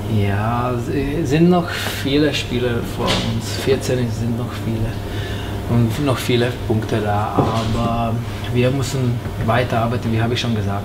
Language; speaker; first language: German; non-native, fluent; Czech